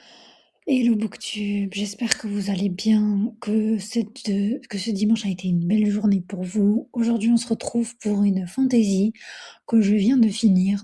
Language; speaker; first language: French; native; French